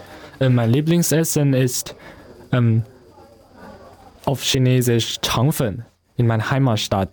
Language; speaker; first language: German; non-native, learner; Chinese